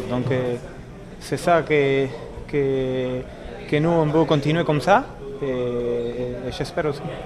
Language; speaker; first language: French; non-native, learner; Spanish